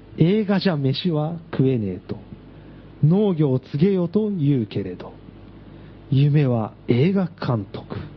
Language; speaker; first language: Japanese; native; Japanese